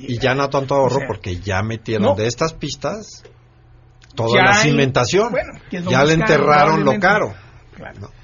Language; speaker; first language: Spanish; native; Spanish